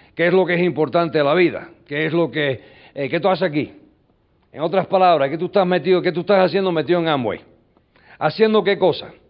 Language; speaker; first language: Spanish; early bilingual, heritage; English